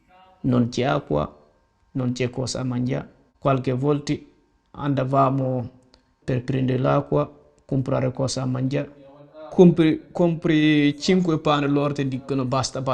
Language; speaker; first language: Italian; non-native, learner; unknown